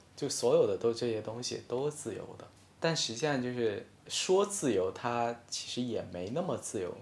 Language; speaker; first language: Chinese; non-native, local second language; Min Nan Chinese